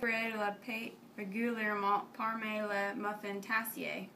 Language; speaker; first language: French; non-native, learner; English